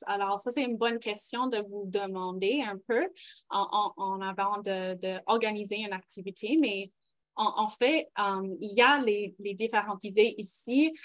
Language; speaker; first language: French; non-native, local second language; English